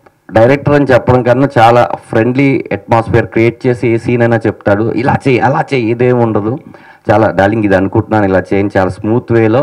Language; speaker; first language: Telugu; native; Telugu